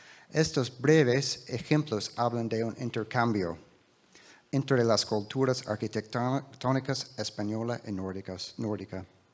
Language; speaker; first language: Spanish; non-native, fluent; English